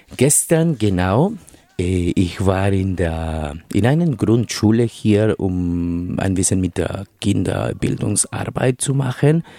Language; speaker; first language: German; non-native, fluent; Spanish